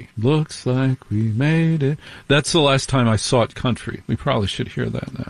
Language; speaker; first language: English; native; English